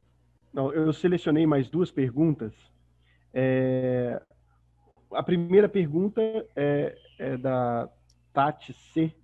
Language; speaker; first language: Portuguese; native; Portuguese